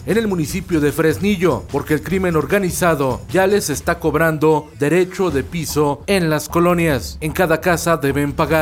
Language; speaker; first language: Spanish; native; Spanish